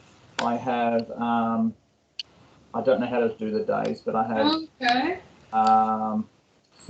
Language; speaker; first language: English; non-native, learner; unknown